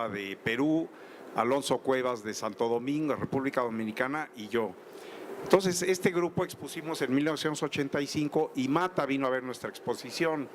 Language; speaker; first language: Spanish; native; Spanish